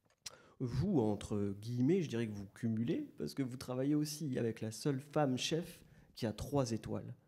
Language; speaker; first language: French; native; French